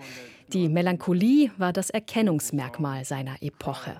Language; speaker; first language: German; native; German